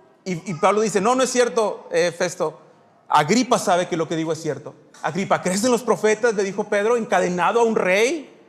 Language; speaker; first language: Spanish; native; Spanish